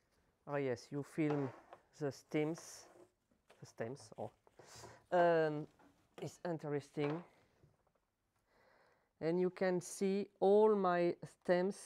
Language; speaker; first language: English; non-native, learner; French